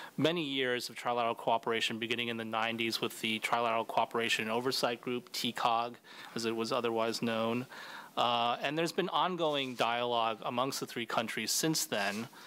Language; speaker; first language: English; native; English